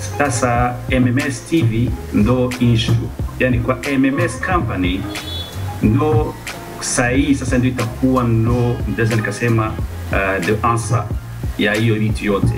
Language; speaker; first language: Swahili; non-native, local second language; Rundi